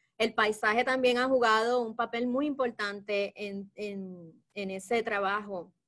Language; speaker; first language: Spanish; native; Spanish